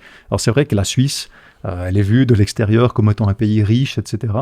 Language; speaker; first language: French; native; French